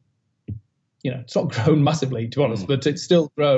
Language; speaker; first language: English; native; English